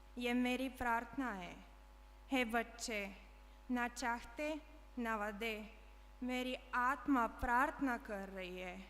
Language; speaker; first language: Hindi; non-native, learner; Bulgarian